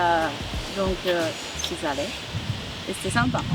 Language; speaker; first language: French; non-native, fluent; Japanese